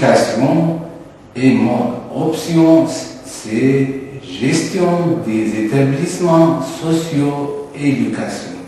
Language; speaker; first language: French; non-native, fluent; Turkish